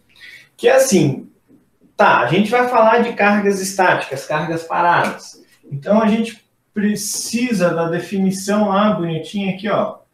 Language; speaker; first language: Portuguese; native; Portuguese